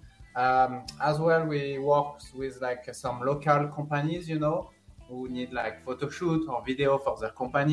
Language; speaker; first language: English; non-native, fluent; French